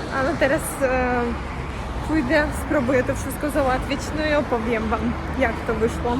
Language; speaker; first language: Polish; non-native, fluent; Russian